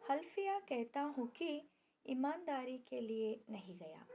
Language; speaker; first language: Hindi; non-native, local second language; Kannada